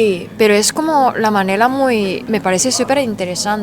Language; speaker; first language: Spanish; non-native, learner; Japanese